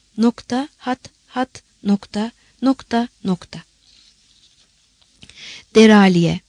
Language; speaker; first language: Turkish; native; Turkish